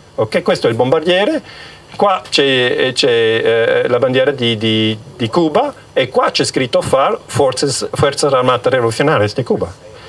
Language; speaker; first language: Italian; non-native, local second language; German